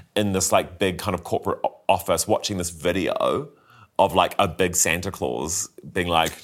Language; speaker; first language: English; native; English